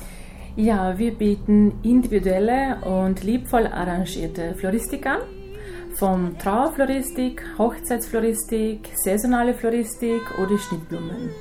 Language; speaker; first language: German; non-native, fluent; Croatian